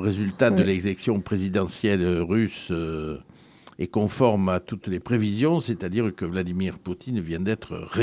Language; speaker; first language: French; native; French